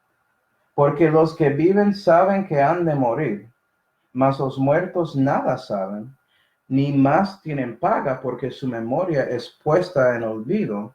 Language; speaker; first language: Spanish; early bilingual, heritage; Spanish